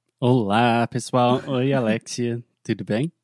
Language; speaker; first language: Portuguese; non-native, fluent; English